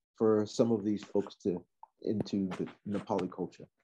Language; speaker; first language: English; native; English